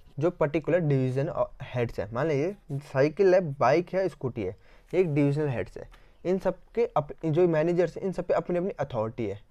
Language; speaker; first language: Hindi; native; Hindi